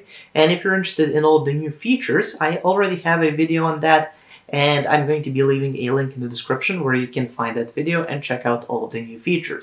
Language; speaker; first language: English; non-native, fluent; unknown